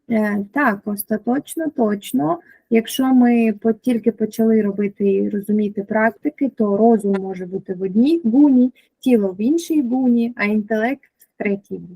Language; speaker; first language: Ukrainian; native; Ukrainian